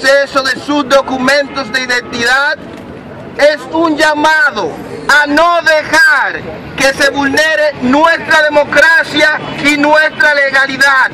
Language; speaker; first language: Spanish; native; Spanish